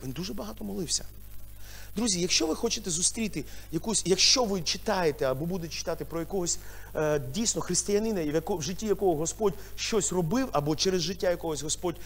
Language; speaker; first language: Ukrainian; non-native, local second language; Russian